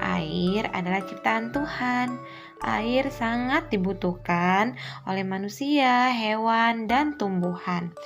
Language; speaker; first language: Indonesian; native; Indonesian